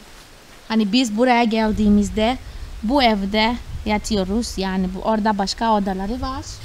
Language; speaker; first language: Turkish; non-native, fluent; Portuguese